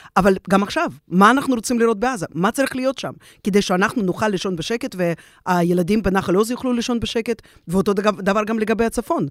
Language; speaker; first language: Hebrew; non-native, fluent; Russian